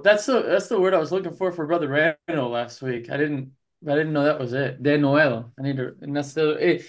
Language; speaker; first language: English; native; English